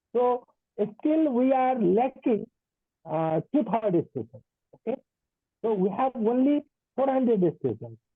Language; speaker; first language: English; non-native, local second language; Nepali